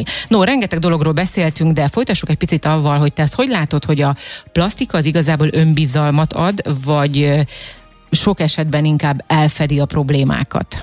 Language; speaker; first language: Hungarian; native; Hungarian